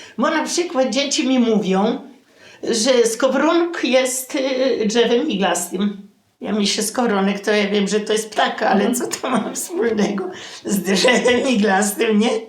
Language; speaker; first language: Polish; native; Polish